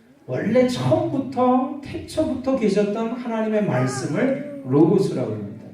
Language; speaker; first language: Korean; native; Korean